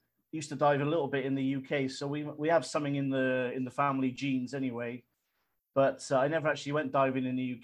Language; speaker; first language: English; native; English